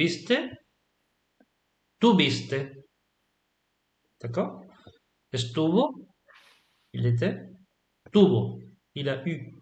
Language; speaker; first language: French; non-native, fluent; Spanish